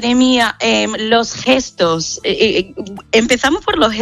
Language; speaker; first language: Spanish; non-native, fluent; English